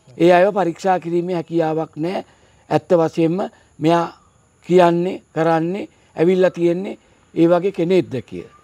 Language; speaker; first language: Sinhala; native; Sinhala